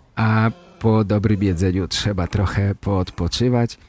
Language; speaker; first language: Polish; native; Polish